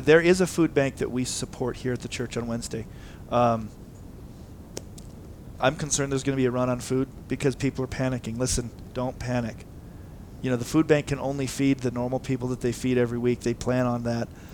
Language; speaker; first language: English; native; English